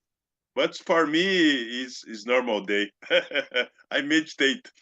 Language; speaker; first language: English; non-native, learner; Portuguese